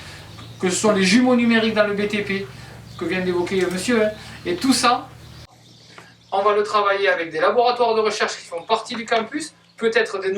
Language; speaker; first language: French; native; French